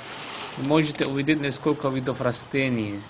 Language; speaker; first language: Russian; non-native, fluent; Javanese